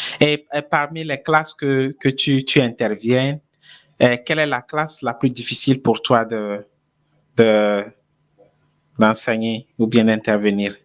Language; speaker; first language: French; non-native, fluent; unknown